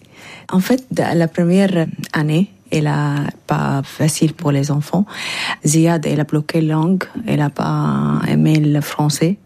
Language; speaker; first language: French; non-native, learner; Arabic